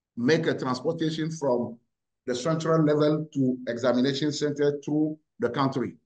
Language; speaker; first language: English; non-native, learner; Ewe